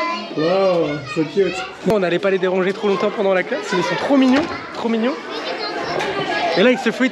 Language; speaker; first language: French; native; French